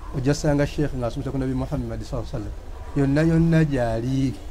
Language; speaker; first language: English; non-native, local second language; Ganda